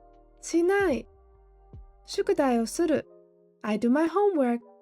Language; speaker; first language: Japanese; non-native, fluent; English